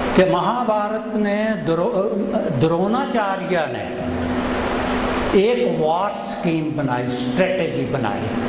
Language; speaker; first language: Hindi; non-native, local second language; Punjabi